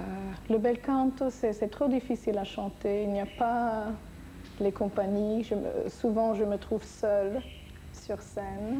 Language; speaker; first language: French; non-native, fluent; English